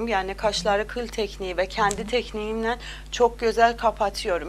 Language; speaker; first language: Turkish; non-native, learner; Azerbaijani